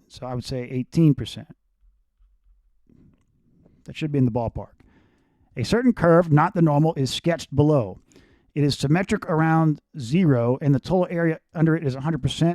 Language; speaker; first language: English; native; English